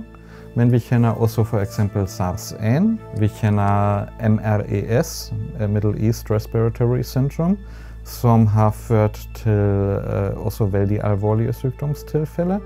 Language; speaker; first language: Norwegian; non-native, fluent; German